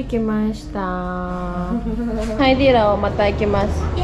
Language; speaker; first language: Japanese; native; Japanese